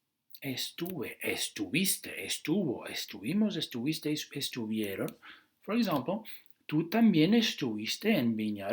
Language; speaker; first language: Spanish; non-native, fluent; Dutch